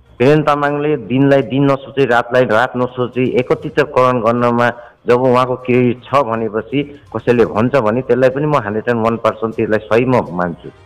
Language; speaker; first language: Nepali; native; Nepali